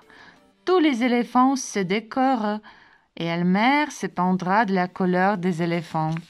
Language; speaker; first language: French; non-native, fluent; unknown